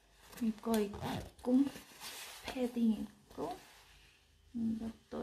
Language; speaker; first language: German; non-native, learner; Korean